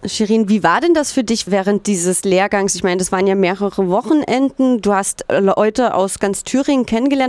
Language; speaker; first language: German; native; German